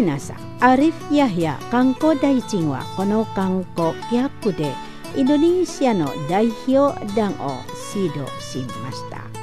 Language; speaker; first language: Japanese; non-native, fluent; Indonesian